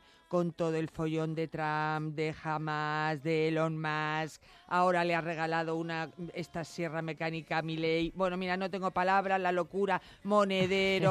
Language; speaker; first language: Spanish; native; Spanish